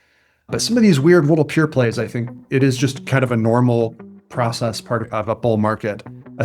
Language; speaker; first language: English; native; English